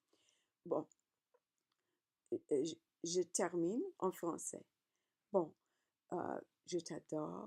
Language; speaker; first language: French; non-native, learner; English